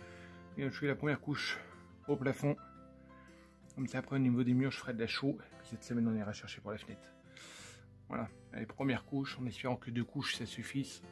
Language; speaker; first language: French; native; French